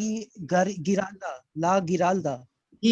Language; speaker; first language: Spanish; non-native, learner; Hindi